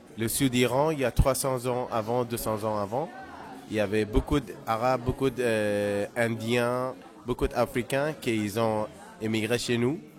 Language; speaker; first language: French; non-native, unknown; Persian